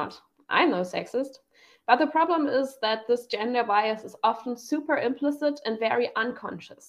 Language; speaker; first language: English; non-native, fluent; German